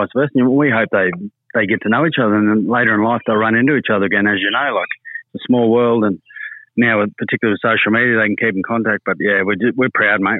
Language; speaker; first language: English; native; English